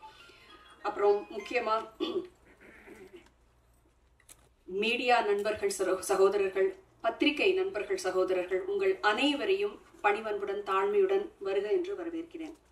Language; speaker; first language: Tamil; native; Tamil